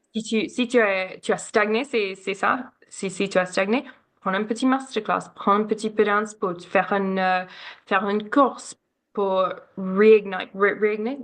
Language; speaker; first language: French; non-native, learner; English